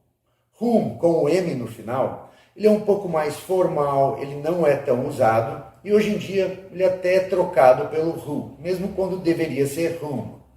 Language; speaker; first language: Portuguese; non-native, fluent; English